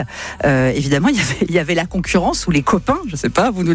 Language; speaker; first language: French; native; French